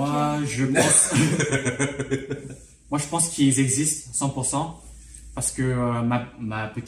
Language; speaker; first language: French; early bilingual, heritage; French